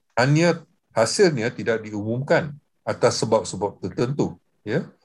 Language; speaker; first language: Malay; non-native, local second language; English